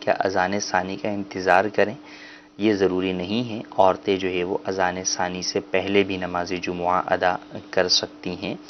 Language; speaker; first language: Urdu; native; Urdu